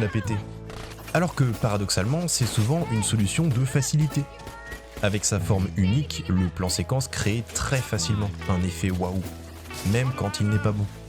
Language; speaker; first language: French; native; French